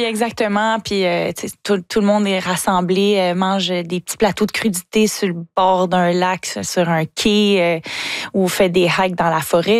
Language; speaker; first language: French; native; French